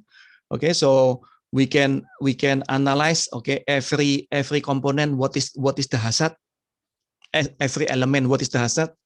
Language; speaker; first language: English; non-native, fluent; Indonesian